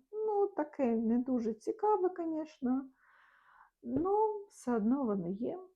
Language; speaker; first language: Ukrainian; non-native, local second language; Russian